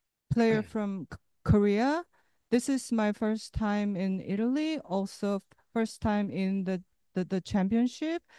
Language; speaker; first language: English; non-native, fluent; Korean